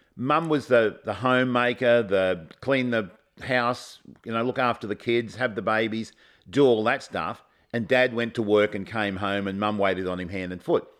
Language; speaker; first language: English; native; English